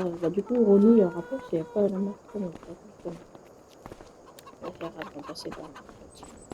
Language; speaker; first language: French; native; French